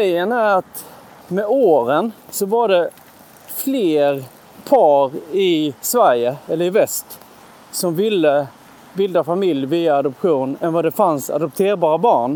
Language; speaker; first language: Swedish; native; Swedish